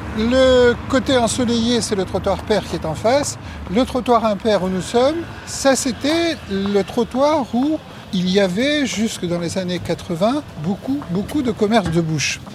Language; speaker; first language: French; native; French